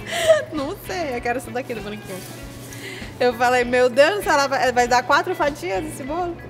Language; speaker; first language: Portuguese; native; Portuguese